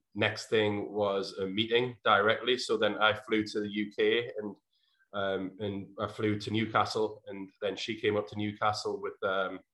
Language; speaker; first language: English; native; English